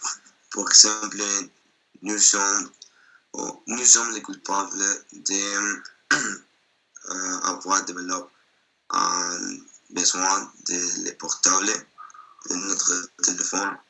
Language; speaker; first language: French; non-native, learner; Spanish